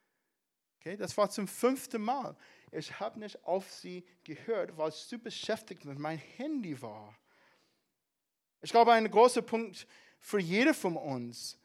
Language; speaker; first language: German; non-native, fluent; English